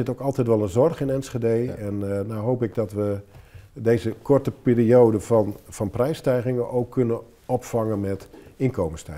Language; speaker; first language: Dutch; native; Dutch